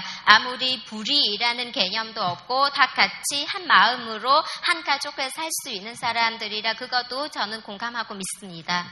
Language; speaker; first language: Korean; non-native, fluent; Vietnamese